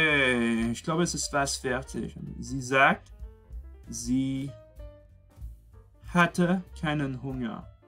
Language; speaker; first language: German; non-native, fluent; French